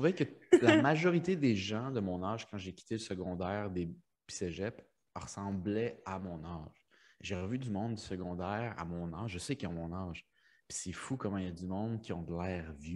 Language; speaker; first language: French; early bilingual, other home language; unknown